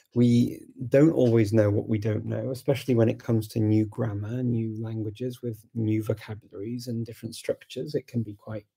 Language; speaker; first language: English; native; English